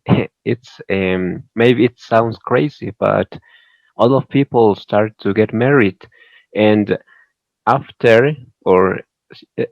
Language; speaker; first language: English; non-native, learner; Spanish